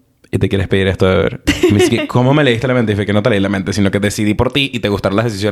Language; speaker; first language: Spanish; early bilingual, heritage; Spanish